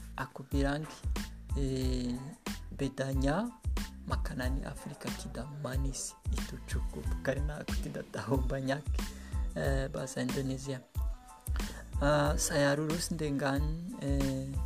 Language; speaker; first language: Indonesian; non-native, learner; Kinyarwanda